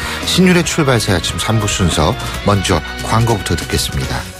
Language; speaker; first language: Korean; native; Korean